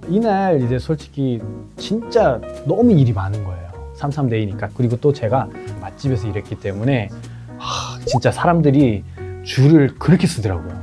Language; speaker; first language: Korean; non-native, fluent; Nepali